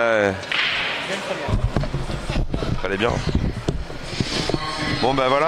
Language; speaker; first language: French; native; French